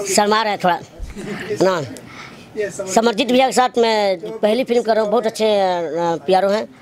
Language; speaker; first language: Hindi; native; Hindi